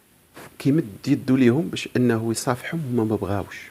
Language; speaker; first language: Arabic; native; Arabic